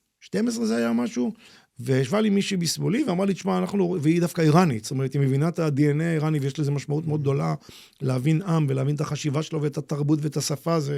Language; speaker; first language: Hebrew; native; Hebrew